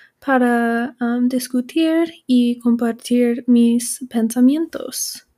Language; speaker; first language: Spanish; non-native, learner; English